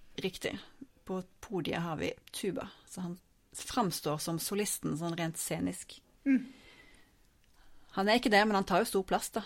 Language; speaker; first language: Norwegian; native; Norwegian